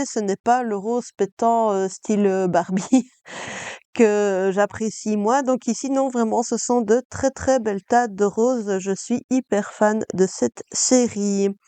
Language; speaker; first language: French; native; French